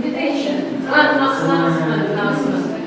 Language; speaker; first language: English; non-native, learner; Indonesian